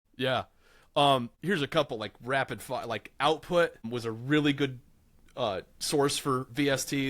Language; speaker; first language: English; native; English